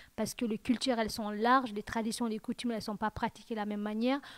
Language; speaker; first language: French; non-native, local second language; Fula